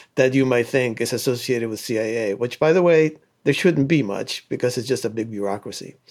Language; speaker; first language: English; early bilingual, other home language; Spanish